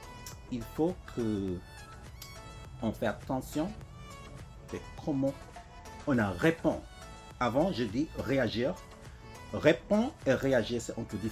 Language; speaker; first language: French; non-native, learner; English